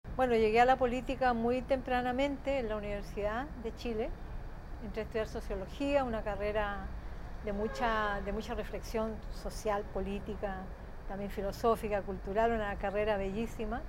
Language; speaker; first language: Spanish; native; Spanish